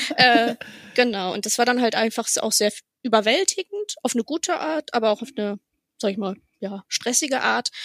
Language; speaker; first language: German; native; German